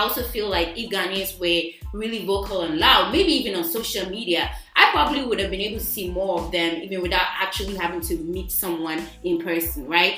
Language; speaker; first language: English; non-native, local second language; Akan